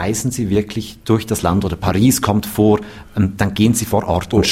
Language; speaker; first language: German; native; German